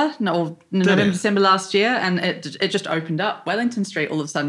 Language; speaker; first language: English; native; English